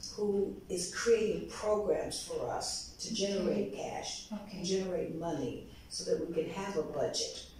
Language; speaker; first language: English; native; English